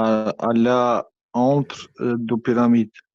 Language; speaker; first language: French; non-native, learner; Albanian